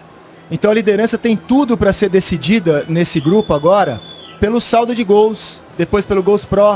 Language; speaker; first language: Portuguese; native; Portuguese